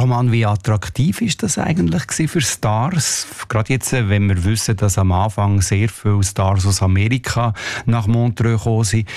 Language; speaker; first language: German; native; German